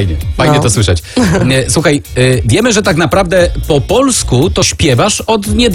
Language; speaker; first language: Polish; native; Polish